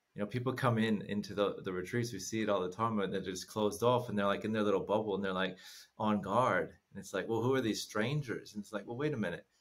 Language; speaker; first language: English; native; English